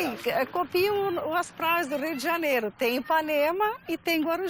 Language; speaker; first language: Portuguese; early bilingual, other home language; Galician